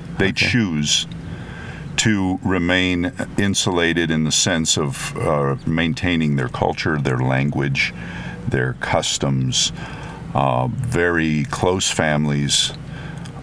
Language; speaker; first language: English; non-native, fluent; French